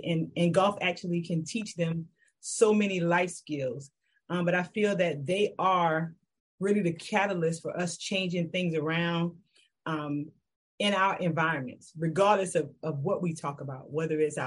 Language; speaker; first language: English; native; English